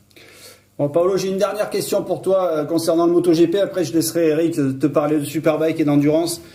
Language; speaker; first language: French; native; French